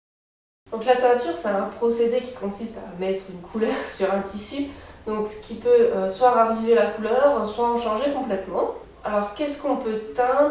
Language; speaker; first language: French; native; French